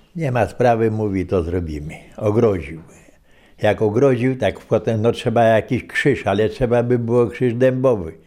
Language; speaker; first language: Polish; native; Polish